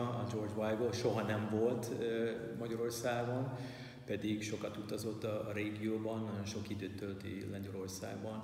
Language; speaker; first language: Hungarian; non-native, learner; English